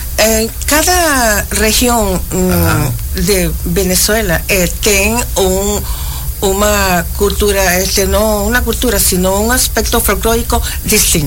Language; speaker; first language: Portuguese; non-native, learner; Spanish